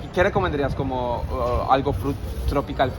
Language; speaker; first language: Spanish; non-native, learner; Turkish